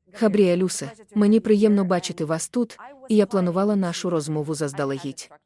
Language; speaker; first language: Ukrainian; native; Ukrainian